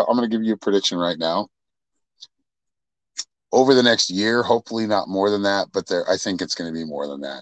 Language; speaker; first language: English; native; English